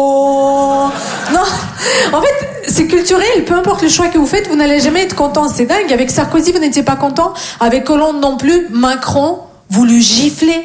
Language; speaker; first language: French; non-native, fluent; Russian